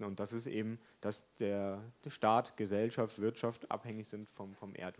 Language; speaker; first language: German; native; German